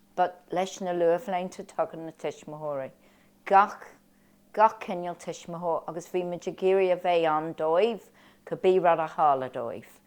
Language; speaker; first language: Irish; non-native, local second language; English